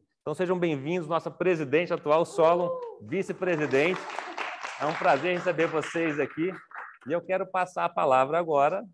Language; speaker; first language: Portuguese; native; Portuguese